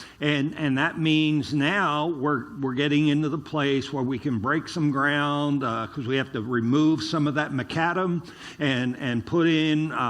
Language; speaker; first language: English; native; English